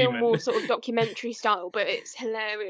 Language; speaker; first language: English; native; English